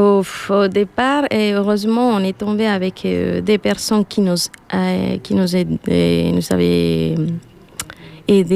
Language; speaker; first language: French; non-native, learner; Spanish